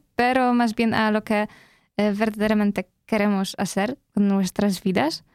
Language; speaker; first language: Spanish; non-native, fluent; Polish